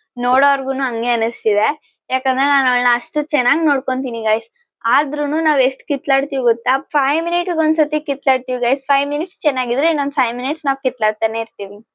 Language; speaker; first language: Kannada; non-native, local second language; Telugu